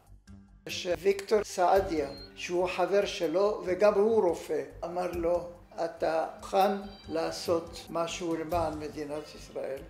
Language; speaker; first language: Hebrew; non-native, fluent; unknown